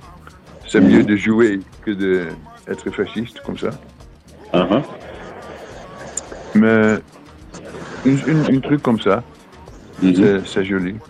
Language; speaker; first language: French; non-native, fluent; Dutch